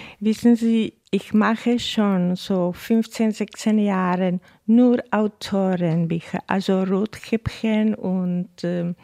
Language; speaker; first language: German; non-native, fluent; Czech